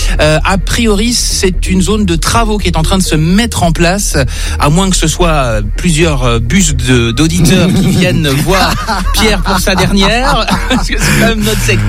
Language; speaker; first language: French; native; French